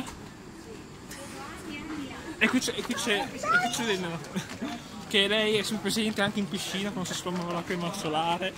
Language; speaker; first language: Italian; native; Italian